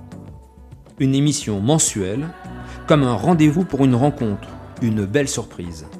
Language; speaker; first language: French; native; French